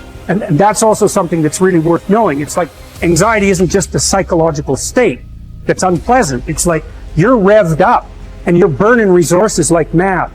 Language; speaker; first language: English; native; English